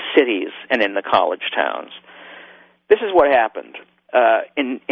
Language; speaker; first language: English; native; English